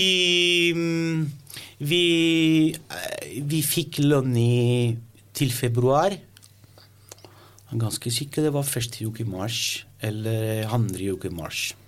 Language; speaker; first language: Norwegian; non-native, learner; Italian